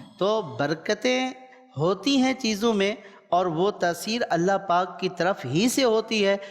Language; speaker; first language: Urdu; native; Urdu